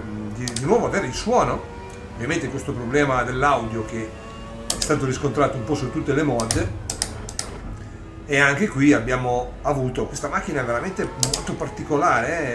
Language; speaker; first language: Italian; native; Italian